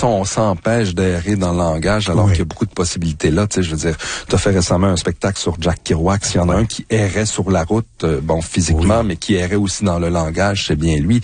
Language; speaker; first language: French; native; French